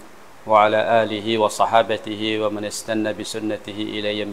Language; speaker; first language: Arabic; non-native, fluent; Western Cham